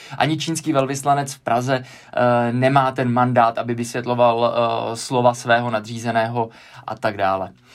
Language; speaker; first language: Czech; native; Czech